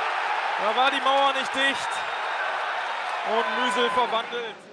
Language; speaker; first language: German; native; German